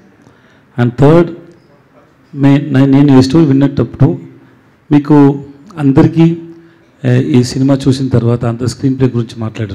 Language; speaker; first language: Telugu; non-native, local second language; Tamil